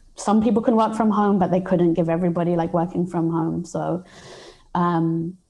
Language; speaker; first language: English; native; English